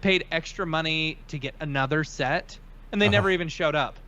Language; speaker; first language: English; native; English